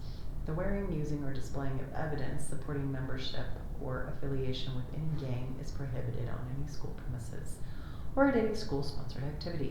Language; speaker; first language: English; native; English